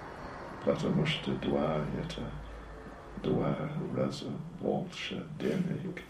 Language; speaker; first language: Russian; non-native, learner; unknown